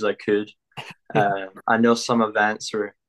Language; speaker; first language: English; native; English